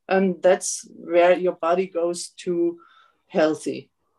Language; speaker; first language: English; non-native, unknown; German